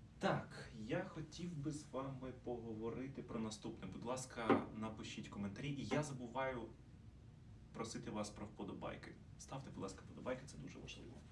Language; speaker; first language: Ukrainian; non-native, local second language; Russian